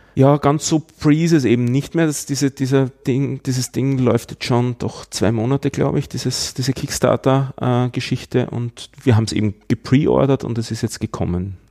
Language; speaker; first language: German; native; German